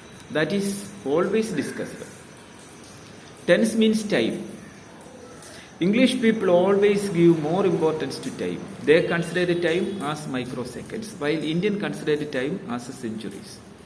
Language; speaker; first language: English; non-native, local second language; Malayalam